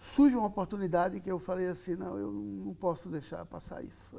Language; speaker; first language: Portuguese; native; Portuguese